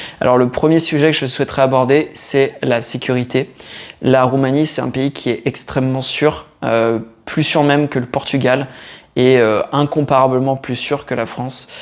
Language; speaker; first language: French; native; French